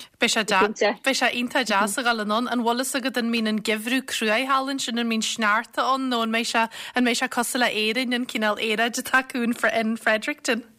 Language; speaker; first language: Irish; native; Irish